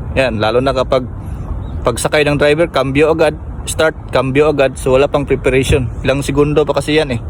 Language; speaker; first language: Filipino; native; Filipino